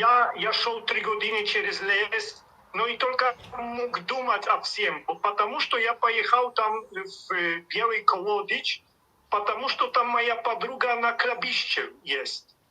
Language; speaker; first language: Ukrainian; non-native, learner; Polish